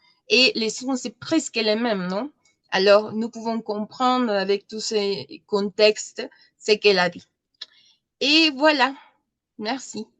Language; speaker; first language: French; non-native, learner; Spanish